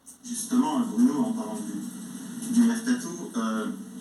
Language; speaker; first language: French; native; French